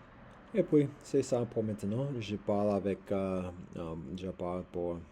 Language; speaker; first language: French; non-native, learner; English